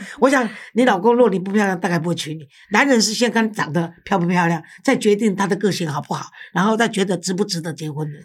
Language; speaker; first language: Chinese; native; Chinese